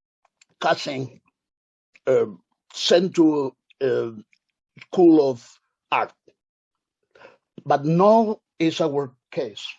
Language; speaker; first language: English; non-native, learner; Spanish